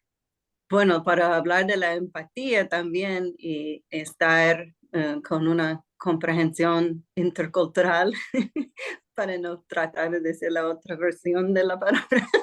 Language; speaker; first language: Spanish; non-native, fluent; English